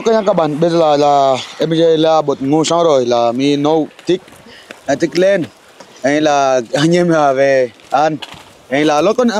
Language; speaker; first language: Vietnamese; non-native, learner; Portuguese